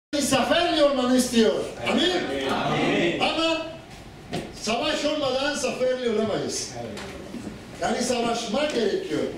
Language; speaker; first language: Turkish; non-native, fluent; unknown